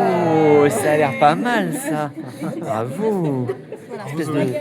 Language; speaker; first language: French; native; French